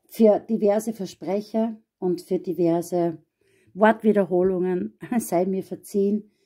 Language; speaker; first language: German; native; German